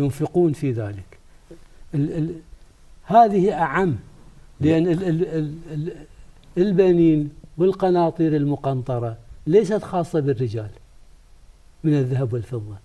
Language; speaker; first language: Arabic; native; Arabic